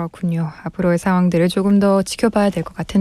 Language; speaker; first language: Korean; native; Korean